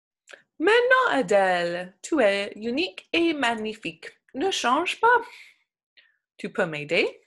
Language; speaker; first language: French; non-native, local second language; English